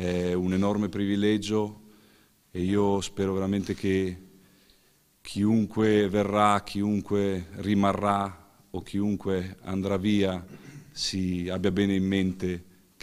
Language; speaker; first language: Italian; native; Italian